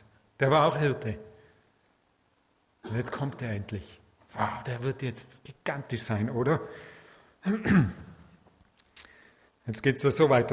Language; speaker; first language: German; native; German